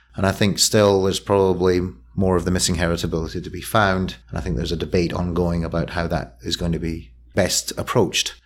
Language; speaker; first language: English; native; English